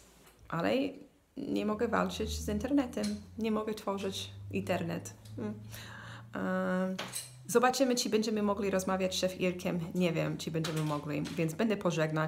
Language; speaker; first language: Polish; non-native, learner; English